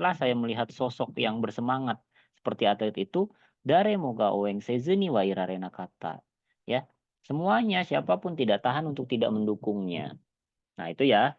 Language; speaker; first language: Indonesian; native; Indonesian